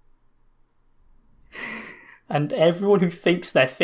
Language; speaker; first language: English; native; English